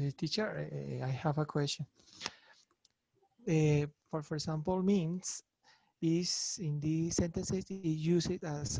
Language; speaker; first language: English; non-native, learner; Spanish